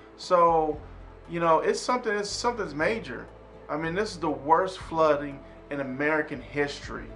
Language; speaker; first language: English; native; English